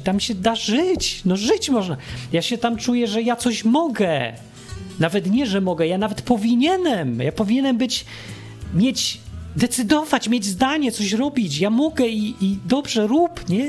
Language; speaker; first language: Polish; native; Polish